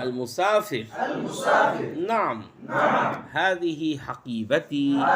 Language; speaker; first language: Arabic; non-native, fluent; Bangla